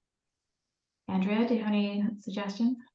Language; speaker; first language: English; native; English